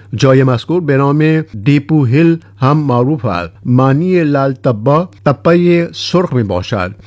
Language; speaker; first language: Persian; non-native, fluent; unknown